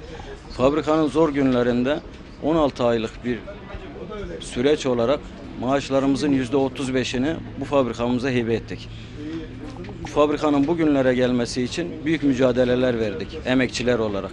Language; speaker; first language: Turkish; native; Turkish